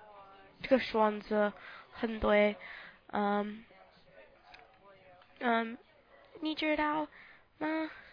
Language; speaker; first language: Chinese; non-native, learner; English